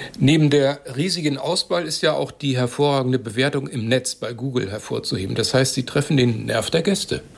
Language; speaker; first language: German; native; German